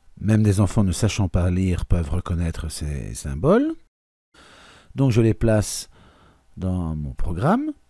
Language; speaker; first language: French; native; French